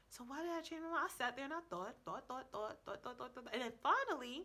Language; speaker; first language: English; native; English